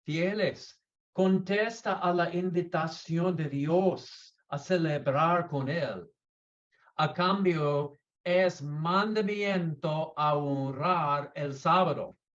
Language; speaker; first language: Spanish; non-native, learner; English